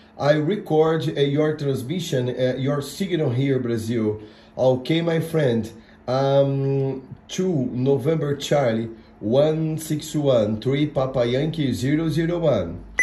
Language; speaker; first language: English; non-native, learner; Portuguese